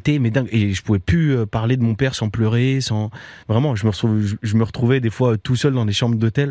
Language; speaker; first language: French; native; French